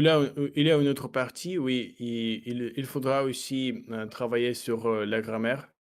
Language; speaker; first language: French; non-native, learner; Russian